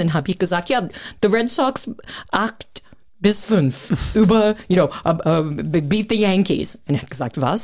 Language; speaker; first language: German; non-native, fluent; English